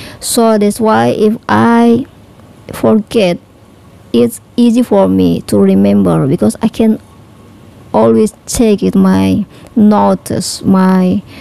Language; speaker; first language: English; non-native, learner; Indonesian